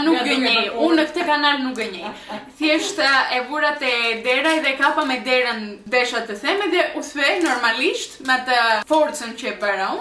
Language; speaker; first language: Albanian; early bilingual, heritage; Albanian